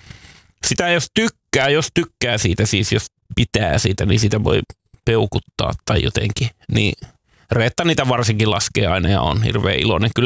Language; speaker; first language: Finnish; native; Finnish